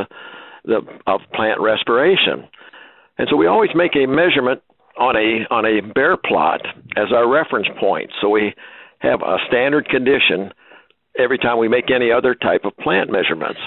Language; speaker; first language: English; native; English